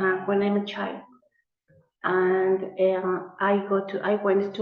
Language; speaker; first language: English; non-native, learner; Spanish